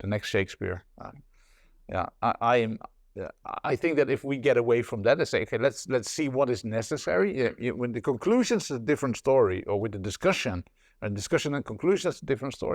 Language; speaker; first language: English; non-native, fluent; Dutch